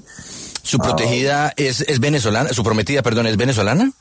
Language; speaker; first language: Spanish; native; Spanish